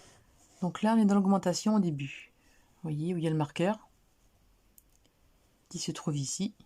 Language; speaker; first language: French; native; French